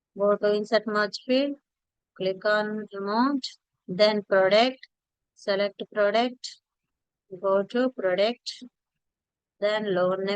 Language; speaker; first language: English; non-native, local second language; Telugu